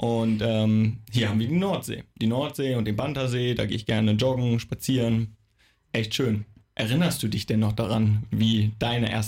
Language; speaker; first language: German; native; German